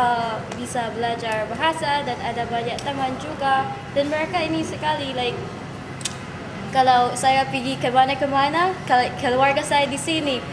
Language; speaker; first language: Indonesian; non-native, learner; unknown